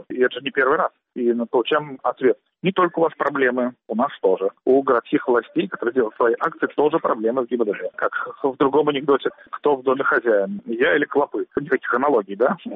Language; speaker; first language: Russian; native; Russian